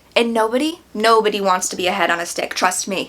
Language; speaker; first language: English; native; English